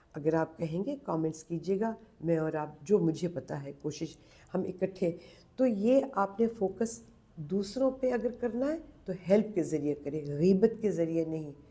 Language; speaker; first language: Urdu; non-native, local second language; Punjabi